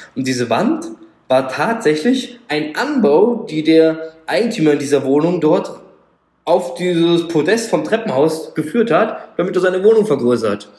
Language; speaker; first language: German; native; German